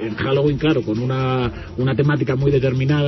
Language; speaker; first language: Spanish; native; Spanish